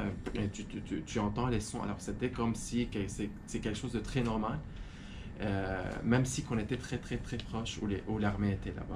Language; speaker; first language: French; non-native, fluent; Arabic